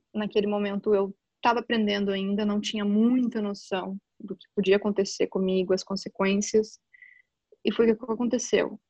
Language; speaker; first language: Portuguese; native; Portuguese